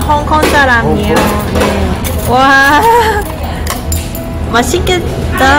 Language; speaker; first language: Korean; non-native, learner; Cantonese